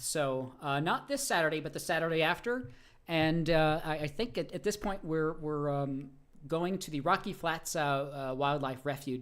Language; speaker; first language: English; native; English